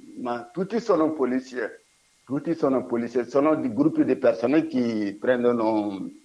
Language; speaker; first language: Italian; non-native, learner; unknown